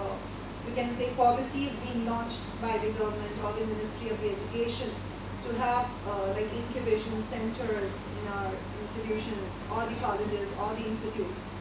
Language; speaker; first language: English; non-native, local second language; Hindi